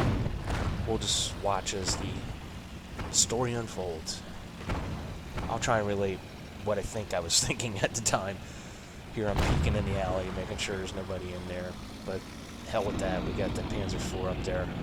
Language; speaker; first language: English; native; English